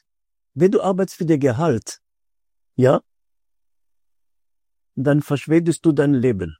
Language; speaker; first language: German; non-native, fluent; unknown